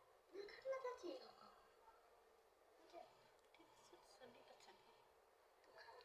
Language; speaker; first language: Hindi; non-native, learner; Bangla